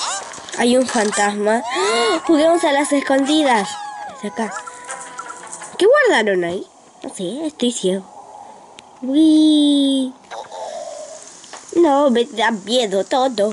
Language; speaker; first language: Spanish; native; Spanish